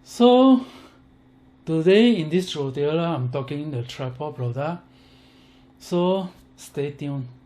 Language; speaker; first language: English; non-native, learner; Chinese